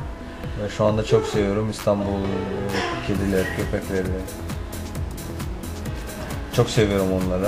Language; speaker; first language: Turkish; non-native, fluent; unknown